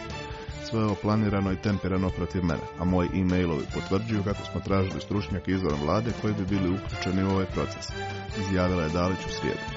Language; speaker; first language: Croatian; native; Croatian